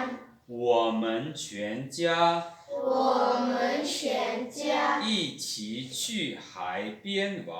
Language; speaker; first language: Chinese; non-native, fluent; Lao